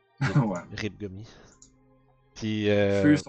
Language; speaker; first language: French; native; French